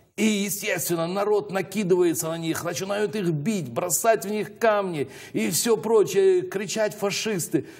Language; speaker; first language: Russian; native; Russian